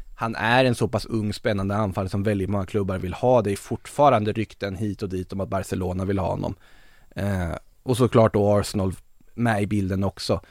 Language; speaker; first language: Swedish; native; Swedish